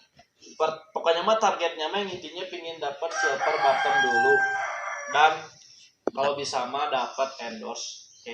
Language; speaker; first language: Indonesian; non-native, local second language; Sundanese